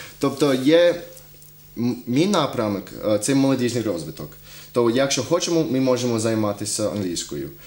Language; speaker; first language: Ukrainian; non-native, fluent; English